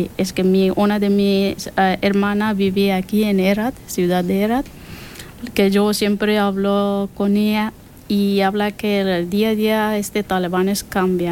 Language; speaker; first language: Spanish; non-native, learner; Persian